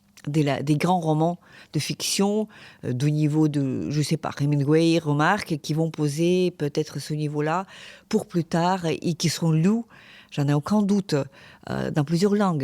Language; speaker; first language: French; non-native, fluent; Ukrainian